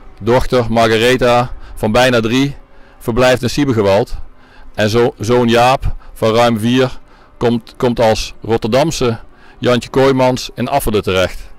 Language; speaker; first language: Dutch; native; Dutch